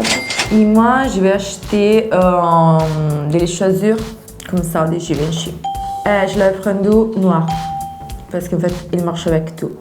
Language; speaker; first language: French; non-native, learner; Italian